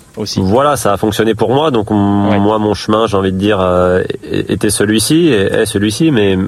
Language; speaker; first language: French; native; French